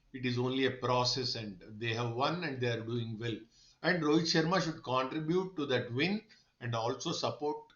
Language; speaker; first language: English; non-native, local second language; Telugu